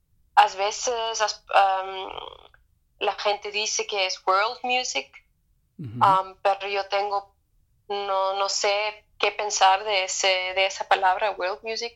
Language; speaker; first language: Spanish; non-native, fluent; German